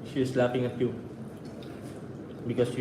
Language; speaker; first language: English; non-native, local second language; Filipino